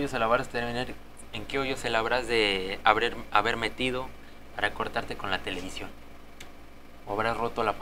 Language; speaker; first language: Spanish; native; Spanish